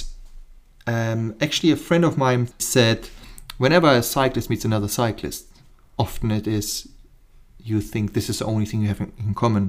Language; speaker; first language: English; non-native, fluent; German